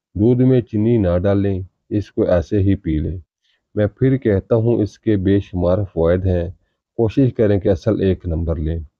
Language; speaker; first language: Urdu; native; Urdu